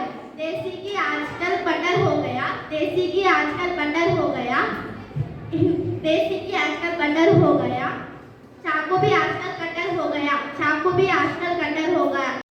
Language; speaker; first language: Hindi; non-native, local second language; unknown